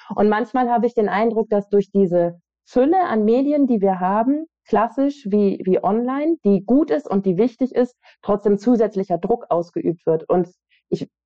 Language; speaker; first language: German; native; German